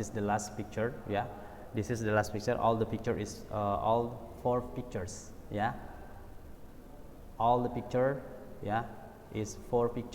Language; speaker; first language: English; non-native, learner; Indonesian